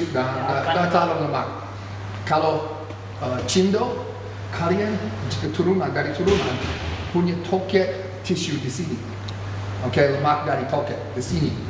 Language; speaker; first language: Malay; non-native, fluent; English